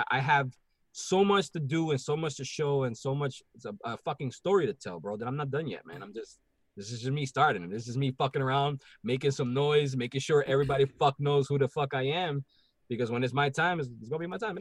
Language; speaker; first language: English; non-native, local second language; Spanish